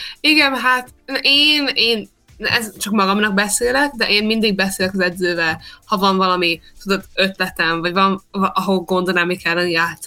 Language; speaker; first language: Hungarian; early bilingual, heritage; Hungarian